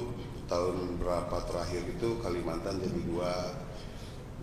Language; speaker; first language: Indonesian; native; Indonesian